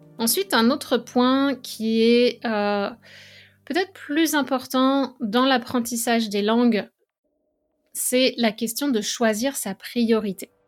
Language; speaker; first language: French; native; French